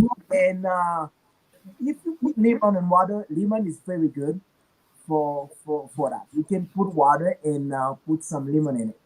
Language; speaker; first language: English; non-native, learner; Haitian Creole